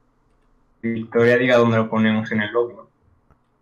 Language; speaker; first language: Spanish; native; Spanish